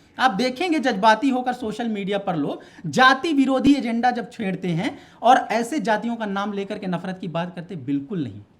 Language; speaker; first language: Hindi; native; Hindi